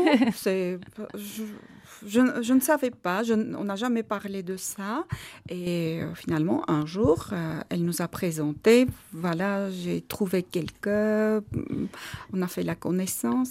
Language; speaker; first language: French; non-native, learner; Armenian